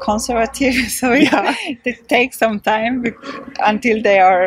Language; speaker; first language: English; non-native, fluent; Swedish